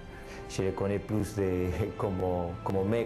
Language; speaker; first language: French; non-native, fluent; Spanish